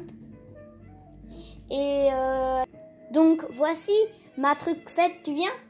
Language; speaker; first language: French; native; French